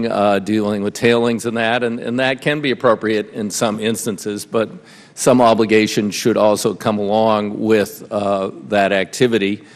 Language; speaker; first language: English; native; English